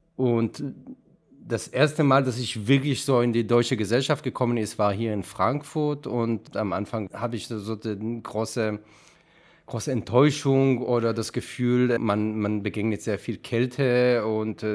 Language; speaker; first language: German; non-native, fluent; Hebrew